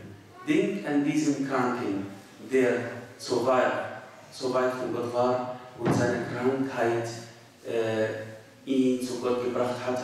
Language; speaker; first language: German; non-native, fluent; Arabic